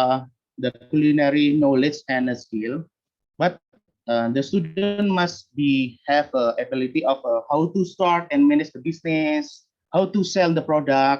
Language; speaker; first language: English; non-native, learner; Indonesian